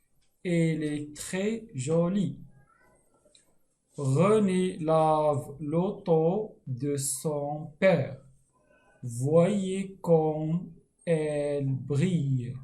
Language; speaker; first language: French; non-native, local second language; Arabic